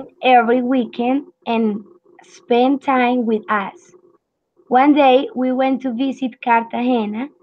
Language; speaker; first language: English; non-native, learner; Spanish